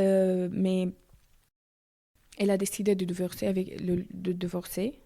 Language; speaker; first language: French; non-native, learner; Arabic